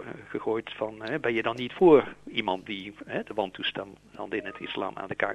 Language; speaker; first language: Dutch; native; Dutch